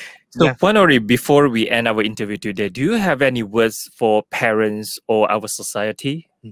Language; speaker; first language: English; non-native, local second language; Chinese